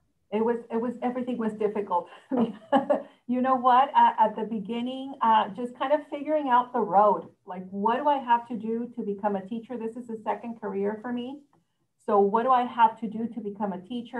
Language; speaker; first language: English; non-native, fluent; Spanish